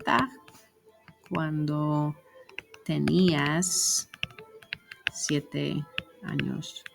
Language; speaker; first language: Spanish; non-native, fluent; English